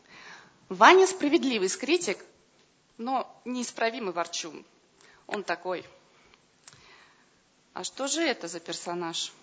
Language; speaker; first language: Russian; native; Russian